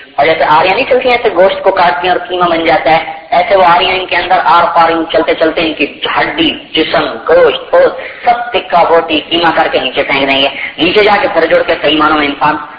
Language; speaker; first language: Urdu; non-native, local second language; Punjabi